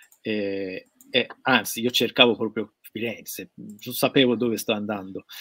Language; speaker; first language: Italian; non-native, fluent; Persian